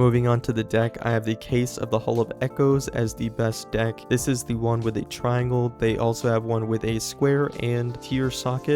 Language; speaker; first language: English; native; English